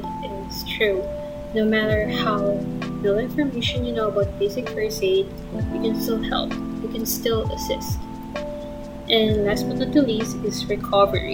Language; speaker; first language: English; non-native, local second language; Filipino